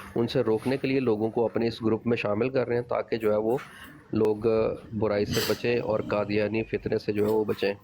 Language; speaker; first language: Urdu; non-native, local second language; Punjabi